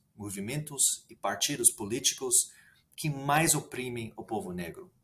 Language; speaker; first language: Portuguese; non-native, fluent; English